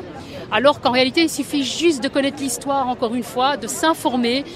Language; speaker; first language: French; native; French